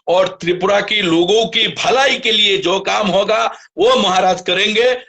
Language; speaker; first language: Hindi; non-native, local second language; Bangla